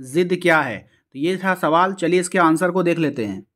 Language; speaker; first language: Hindi; native; Hindi